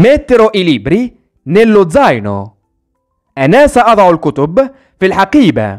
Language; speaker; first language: Italian; non-native, fluent; Arabic